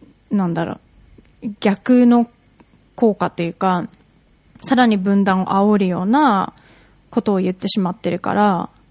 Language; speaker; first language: Japanese; native; Japanese